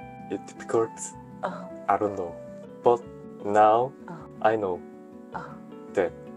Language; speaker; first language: English; non-native, learner; Korean